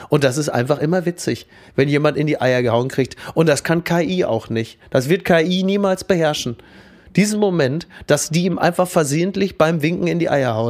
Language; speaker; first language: German; native; German